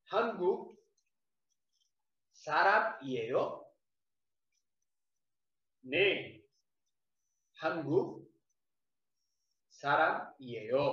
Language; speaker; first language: Korean; non-native, fluent; Nepali